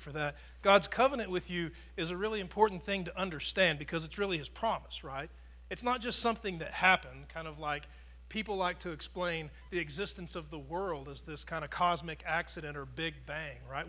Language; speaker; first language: English; native; English